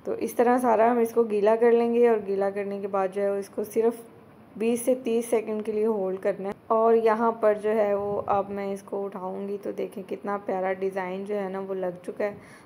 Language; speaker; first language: Urdu; native; Urdu